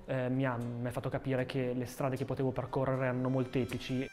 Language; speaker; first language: Italian; native; Italian